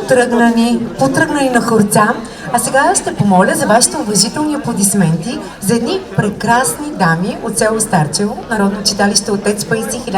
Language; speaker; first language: Bulgarian; native; Bulgarian